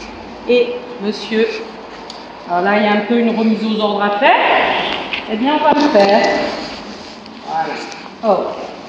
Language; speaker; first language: French; native; French